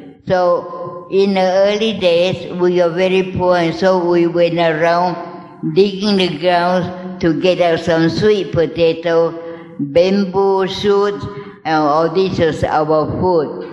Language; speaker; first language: English; non-native, fluent; Min Nan Chinese